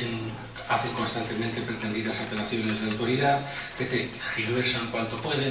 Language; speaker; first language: Spanish; native; Spanish